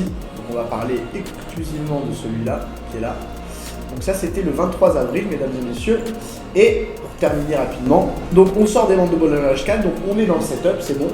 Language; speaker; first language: French; native; French